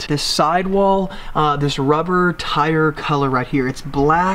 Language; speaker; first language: English; native; English